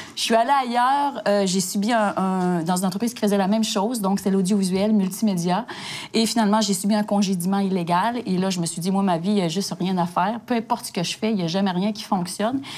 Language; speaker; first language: French; native; French